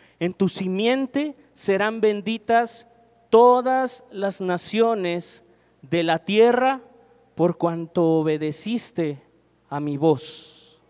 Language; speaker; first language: Spanish; native; Spanish